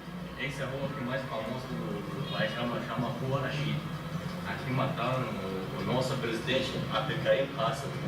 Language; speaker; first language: Portuguese; non-native, fluent; Arabic